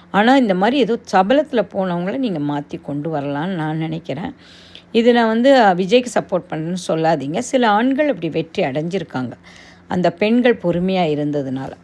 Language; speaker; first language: Tamil; non-native, local second language; Telugu